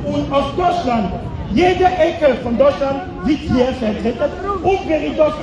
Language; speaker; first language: German; non-native, fluent; French